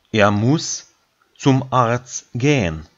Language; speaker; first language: German; non-native, fluent; Macedonian